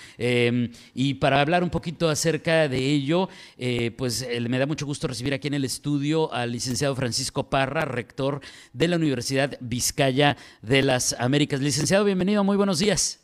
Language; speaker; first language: Spanish; native; Spanish